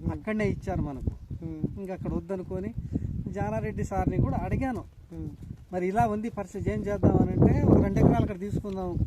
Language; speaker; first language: Telugu; non-native, local second language; Lambadi